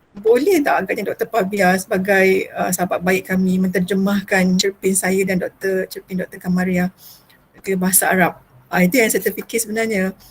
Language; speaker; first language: Malay; native; Malay